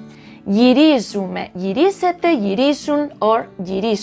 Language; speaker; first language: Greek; non-native, learner; Spanish